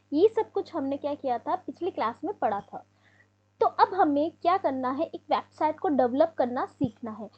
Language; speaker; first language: Hindi; native; Hindi